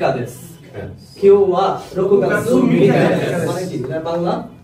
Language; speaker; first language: Japanese; non-native, learner; Bangla